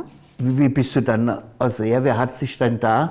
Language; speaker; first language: German; native; German